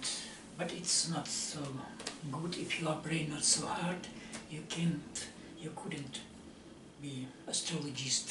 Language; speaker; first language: English; non-native, learner; Russian